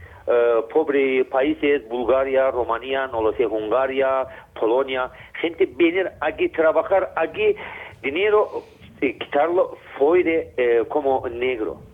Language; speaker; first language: Spanish; non-native, learner; Azerbaijani